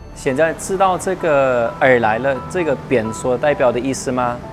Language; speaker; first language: Chinese; non-native, fluent; German